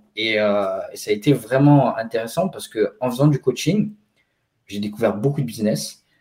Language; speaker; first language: French; native; French